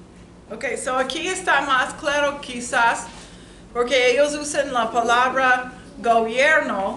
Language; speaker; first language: Spanish; non-native, learner; English